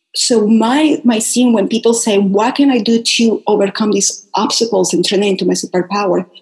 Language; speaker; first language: English; non-native, fluent; Spanish